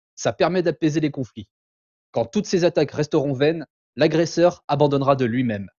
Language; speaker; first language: French; native; French